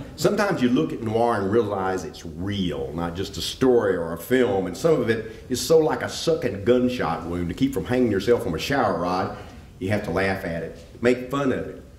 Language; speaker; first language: English; native; English